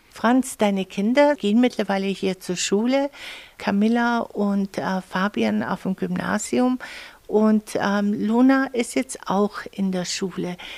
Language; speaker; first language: German; native; German